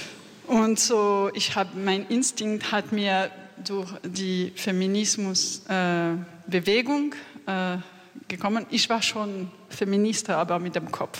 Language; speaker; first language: German; non-native, fluent; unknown